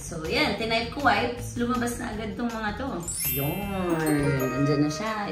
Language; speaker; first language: Filipino; native; Filipino